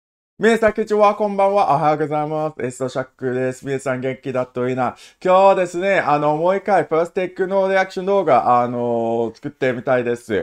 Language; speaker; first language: Japanese; non-native, learner; English